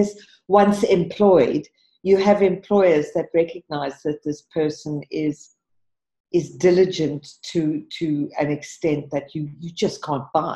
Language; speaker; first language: English; native; English